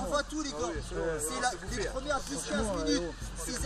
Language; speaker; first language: French; native; French